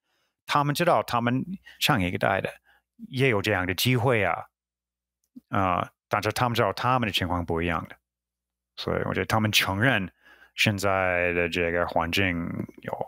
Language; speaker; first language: Chinese; non-native, fluent; English